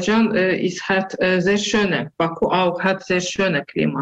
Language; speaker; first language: German; non-native, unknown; Azerbaijani